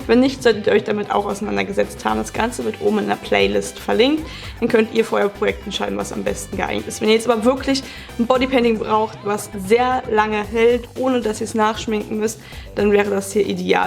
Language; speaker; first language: German; native; German